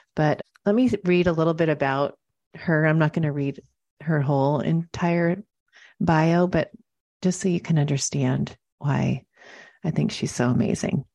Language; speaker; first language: English; native; English